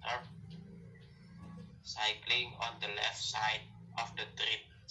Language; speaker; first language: English; non-native, learner; Indonesian